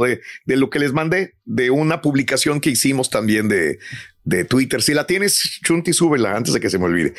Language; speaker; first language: Spanish; native; Spanish